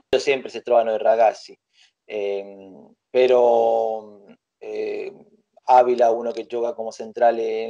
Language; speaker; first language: Italian; non-native, fluent; Spanish